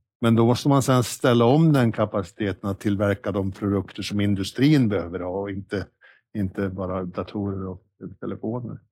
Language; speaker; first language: Swedish; native; Swedish